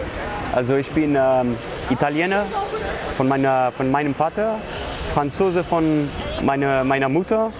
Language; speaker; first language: German; non-native, local second language; French